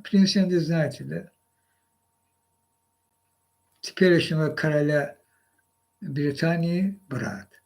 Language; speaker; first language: Russian; non-native, local second language; Azerbaijani